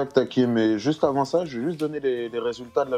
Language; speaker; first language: French; native; French